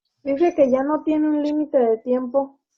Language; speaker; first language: Spanish; native; Spanish